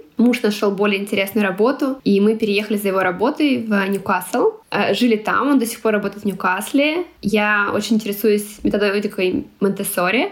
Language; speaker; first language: Russian; non-native, local second language; Tatar